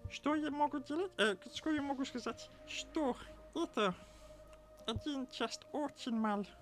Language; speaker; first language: Russian; non-native, learner; English